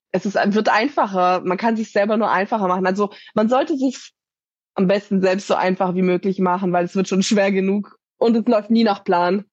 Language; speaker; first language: German; native; German